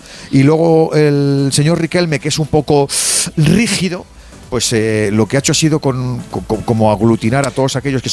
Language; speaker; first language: Spanish; native; Spanish